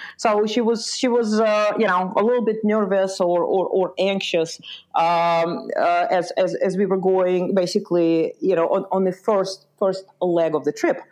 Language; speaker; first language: English; early bilingual, other home language; Lithuanian